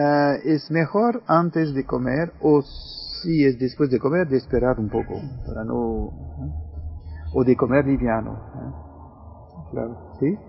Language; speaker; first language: Spanish; non-native, fluent; French